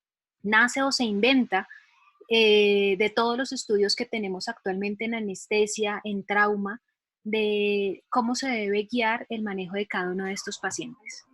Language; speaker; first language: Spanish; native; Spanish